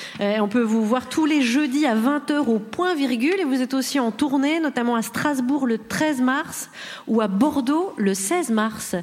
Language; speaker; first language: French; native; French